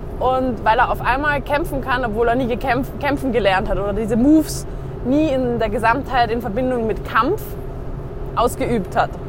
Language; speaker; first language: German; native; German